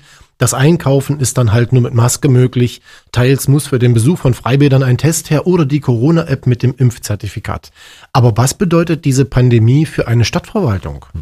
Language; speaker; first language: German; native; German